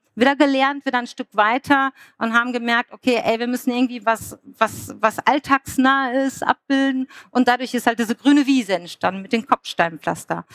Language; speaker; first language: German; native; German